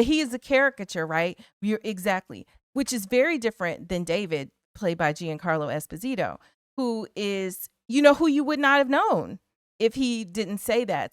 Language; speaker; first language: English; native; English